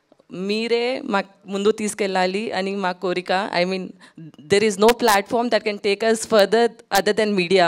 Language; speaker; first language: Telugu; non-native, local second language; Hindi